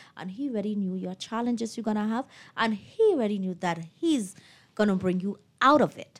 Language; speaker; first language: English; native; English